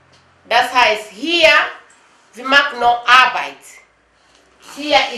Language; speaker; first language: German; non-native, learner; Lingala